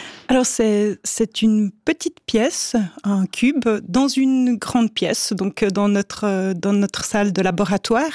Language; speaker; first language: French; native; French